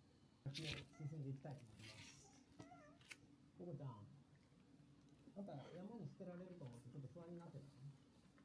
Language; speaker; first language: Japanese; native; Japanese